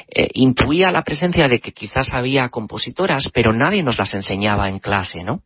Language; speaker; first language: Spanish; native; Spanish